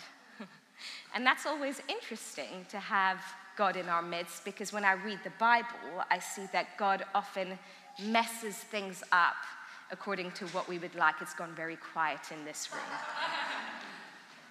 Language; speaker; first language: English; early bilingual, other home language; Armenian